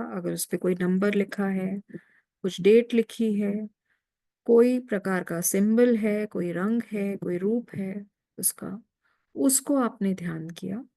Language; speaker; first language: Hindi; native; Hindi